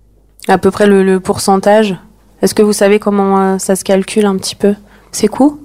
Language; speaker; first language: French; native; French